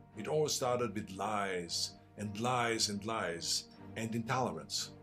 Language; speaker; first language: English; non-native, fluent; German